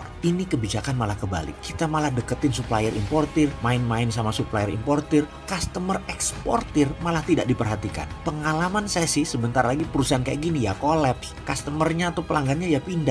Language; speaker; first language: Indonesian; native; Indonesian